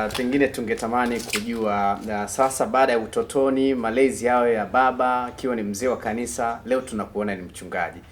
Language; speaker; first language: Swahili; native; Swahili